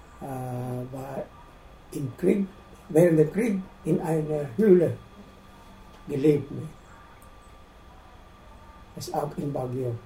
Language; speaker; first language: German; non-native, fluent; Filipino